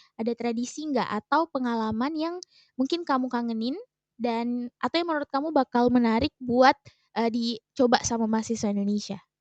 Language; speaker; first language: Indonesian; native; Indonesian